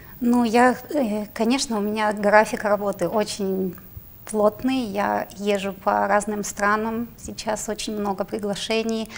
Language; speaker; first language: Russian; native; Russian